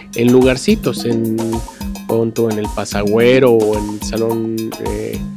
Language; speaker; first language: Spanish; native; Spanish